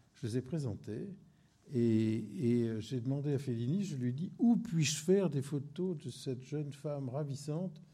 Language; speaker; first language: French; native; French